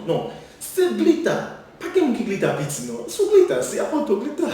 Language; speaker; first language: Portuguese; non-native, learner; Haitian Creole